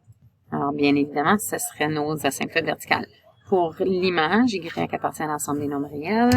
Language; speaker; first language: French; native; French